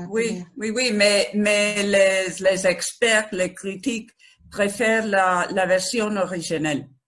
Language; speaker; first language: French; non-native, learner; Spanish